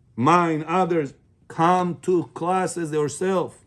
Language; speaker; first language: English; non-native, fluent; Russian